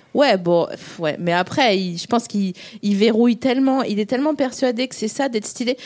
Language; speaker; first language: French; native; French